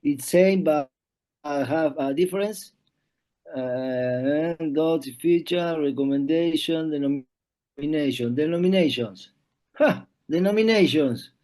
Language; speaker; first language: English; non-native, learner; Spanish